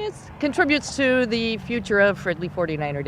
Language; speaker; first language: English; native; English